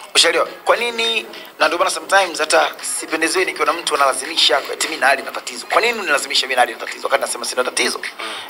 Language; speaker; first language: Swahili; native; Swahili